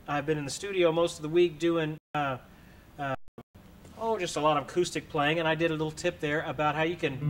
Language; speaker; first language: English; native; English